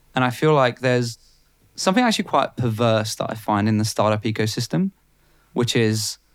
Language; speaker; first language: English; non-native, fluent; Bulgarian